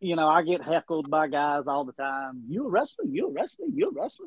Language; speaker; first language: English; native; English